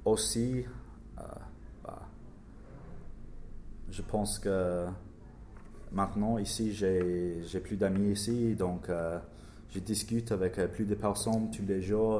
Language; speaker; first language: French; non-native, learner; English